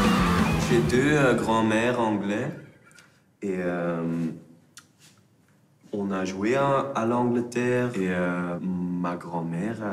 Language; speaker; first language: French; non-native, local second language; Dutch